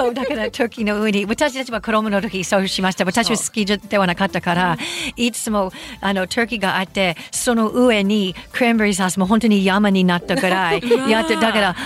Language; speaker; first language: Japanese; non-native, fluent; English